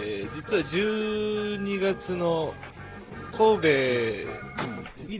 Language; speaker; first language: Japanese; native; Japanese